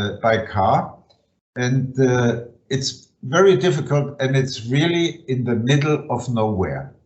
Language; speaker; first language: English; non-native, fluent; German